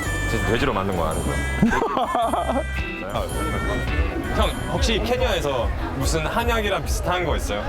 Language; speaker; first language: Korean; non-native, fluent; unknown